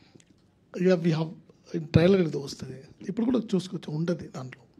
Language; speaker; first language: Telugu; non-native, learner; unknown